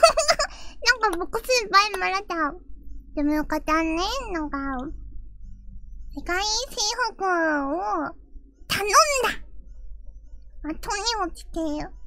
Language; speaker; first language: Japanese; non-native, fluent; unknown